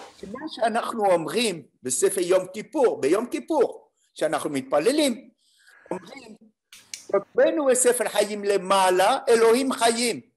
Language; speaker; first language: Hebrew; non-native, fluent; French